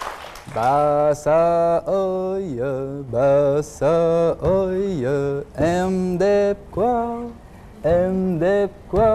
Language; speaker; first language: Vietnamese; non-native, learner; French